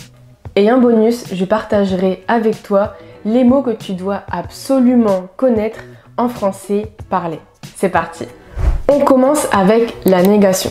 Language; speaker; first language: French; native; French